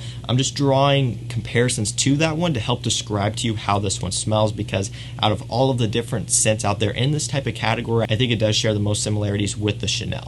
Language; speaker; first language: English; native; English